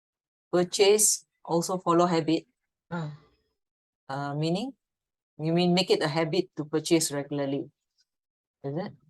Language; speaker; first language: English; non-native, fluent; Malay